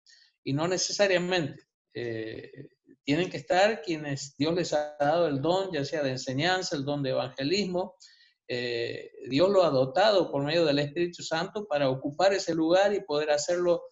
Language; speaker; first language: Spanish; native; Spanish